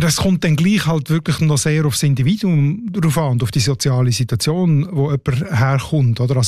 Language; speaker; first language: German; native; German